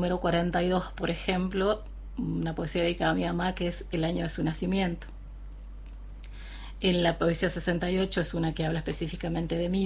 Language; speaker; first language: Spanish; native; Spanish